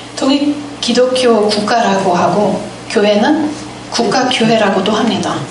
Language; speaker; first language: Korean; non-native, fluent; German